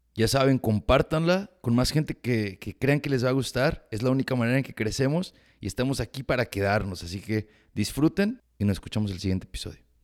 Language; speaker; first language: Spanish; native; Spanish